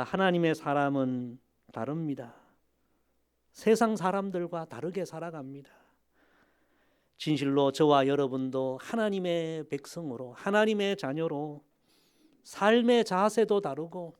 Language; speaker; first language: Korean; native; Korean